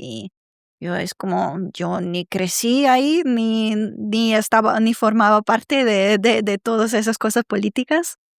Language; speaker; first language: Spanish; non-native, fluent; Serbian